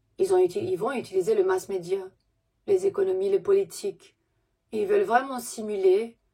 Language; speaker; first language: French; non-native, fluent; Romanian